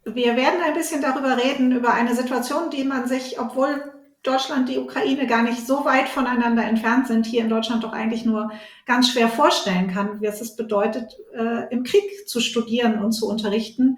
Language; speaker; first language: German; native; German